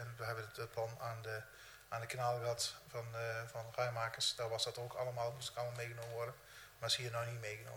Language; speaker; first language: Dutch; native; Dutch